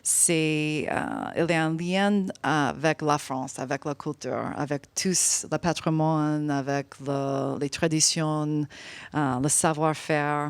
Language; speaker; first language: French; non-native, fluent; English